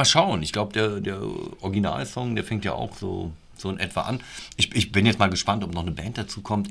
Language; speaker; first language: German; native; German